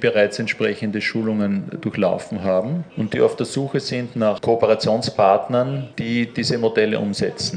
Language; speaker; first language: German; native; German